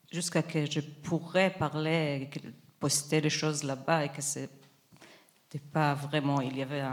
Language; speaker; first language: French; non-native, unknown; Hebrew